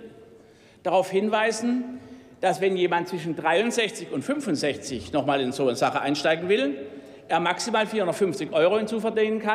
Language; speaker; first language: German; native; German